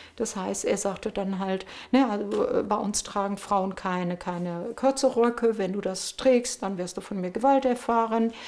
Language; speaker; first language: German; early bilingual, other home language; Turkish